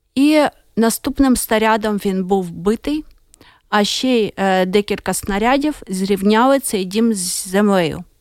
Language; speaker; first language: Ukrainian; native; Ukrainian